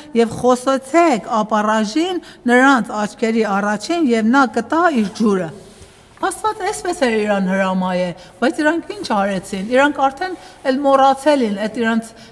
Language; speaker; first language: Armenian; early bilingual, heritage; Armenian